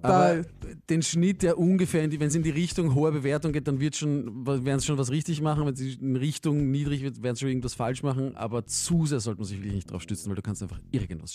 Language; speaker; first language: German; native; German